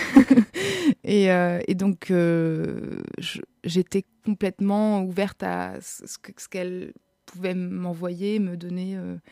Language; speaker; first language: French; non-native, fluent; German